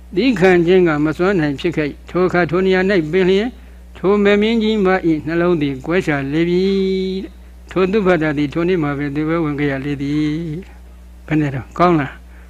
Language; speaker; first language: Burmese; native; Burmese